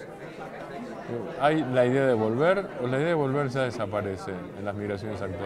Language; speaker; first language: Spanish; native; Spanish